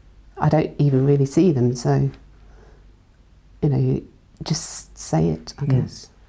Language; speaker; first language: English; native; English